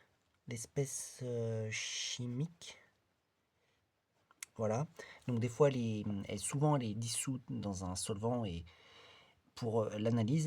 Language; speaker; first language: French; native; French